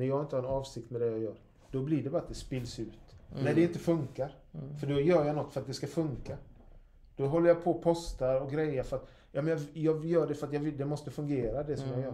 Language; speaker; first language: Swedish; native; Swedish